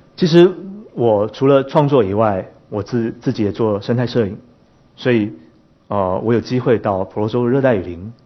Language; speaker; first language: Chinese; native; Chinese